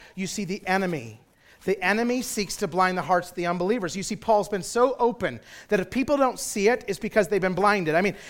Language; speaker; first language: English; native; English